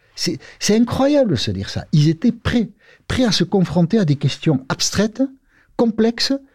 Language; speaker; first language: French; non-native, local second language; Basque